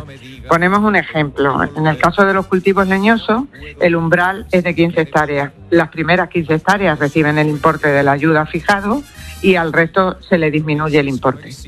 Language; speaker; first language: Spanish; native; Spanish